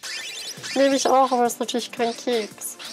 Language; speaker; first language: German; native; German